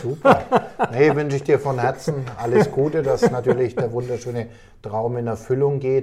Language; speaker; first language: German; native; German